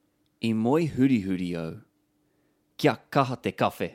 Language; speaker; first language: Māori; non-native, local second language; English